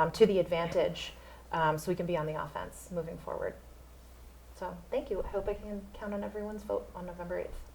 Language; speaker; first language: English; native; English